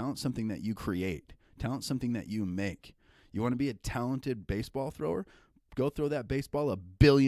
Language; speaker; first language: English; native; English